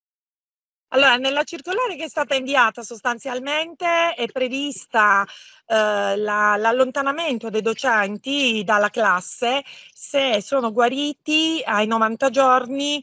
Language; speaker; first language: Italian; native; Italian